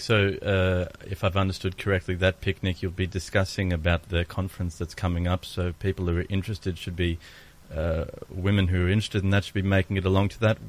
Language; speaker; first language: English; early bilingual, other home language; Greek